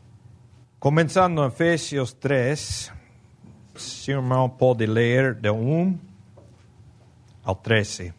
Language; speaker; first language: Portuguese; non-native, fluent; Spanish